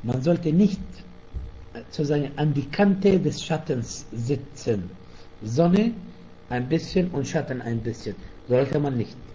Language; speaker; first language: German; non-native, fluent; Arabic